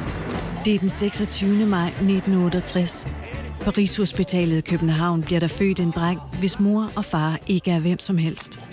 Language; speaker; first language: Danish; native; Danish